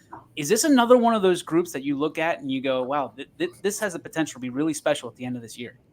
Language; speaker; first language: English; native; English